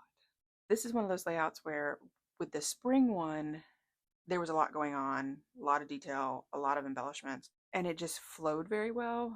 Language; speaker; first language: English; native; English